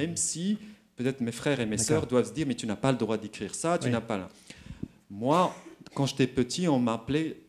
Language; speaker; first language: French; non-native, local second language; Arabic